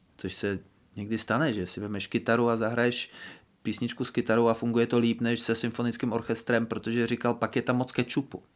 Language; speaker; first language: Czech; native; Czech